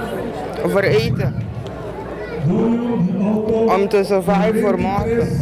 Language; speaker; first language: Dutch; non-native, local second language; Papiamento